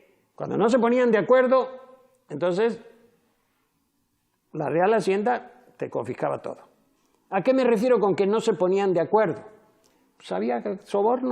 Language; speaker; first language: Spanish; native; Spanish